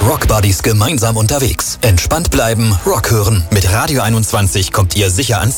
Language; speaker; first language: German; native; German